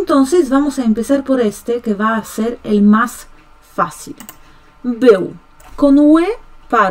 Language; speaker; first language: Spanish; non-native, fluent; Polish